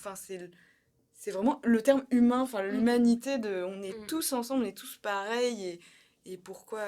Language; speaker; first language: French; native; French